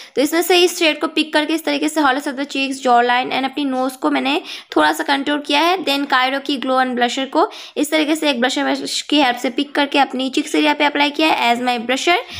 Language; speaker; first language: Hindi; non-native, local second language; Bangla